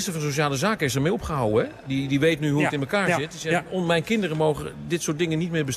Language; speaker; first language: Dutch; native; Dutch